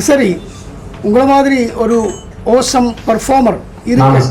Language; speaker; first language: Tamil; non-native, learner; Malayalam